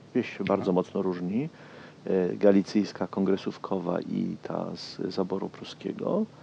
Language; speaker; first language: Polish; native; Polish